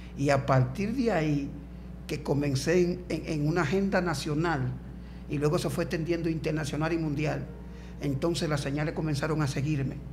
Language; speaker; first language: Spanish; native; Spanish